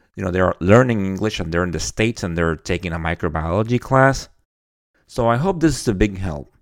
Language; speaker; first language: English; non-native, fluent; Spanish